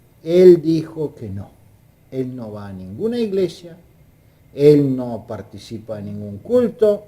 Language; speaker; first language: Spanish; non-native, fluent; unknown